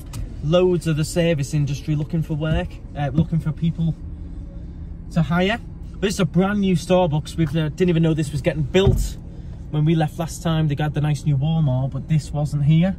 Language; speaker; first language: English; native; English